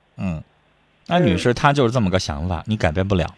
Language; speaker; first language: Chinese; native; Chinese